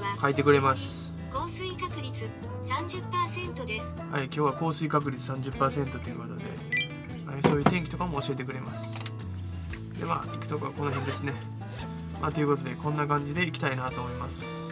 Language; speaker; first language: Japanese; native; Japanese